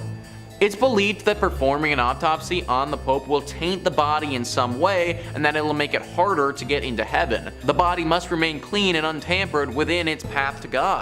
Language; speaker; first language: English; native; English